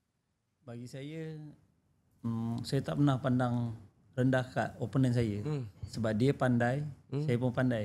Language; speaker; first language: Malay; native; Malay